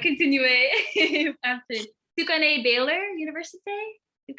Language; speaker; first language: French; non-native, learner; English